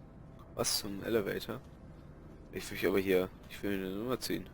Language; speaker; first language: German; native; German